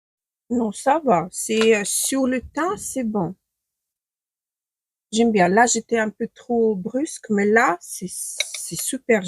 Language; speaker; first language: French; non-native, fluent; Ukrainian